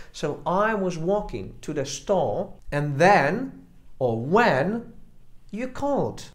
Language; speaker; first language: English; non-native, fluent; Polish